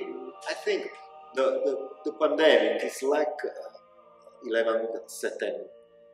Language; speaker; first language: English; non-native, learner; Italian